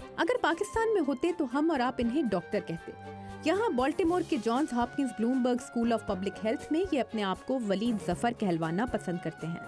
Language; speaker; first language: Urdu; native; Urdu